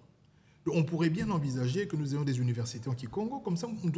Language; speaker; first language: French; non-native, local second language; Lingala